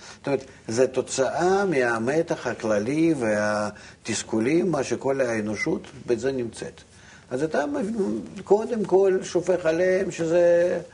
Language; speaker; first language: Hebrew; non-native, fluent; Russian